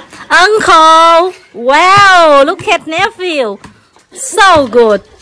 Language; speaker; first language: English; non-native, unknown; Vietnamese